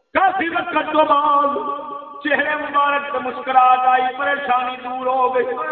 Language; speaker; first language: Urdu; non-native, local second language; Punjabi